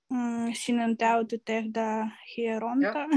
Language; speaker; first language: Finnish; non-native, learner; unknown